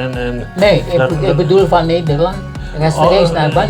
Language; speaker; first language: Dutch; non-native, fluent; Indonesian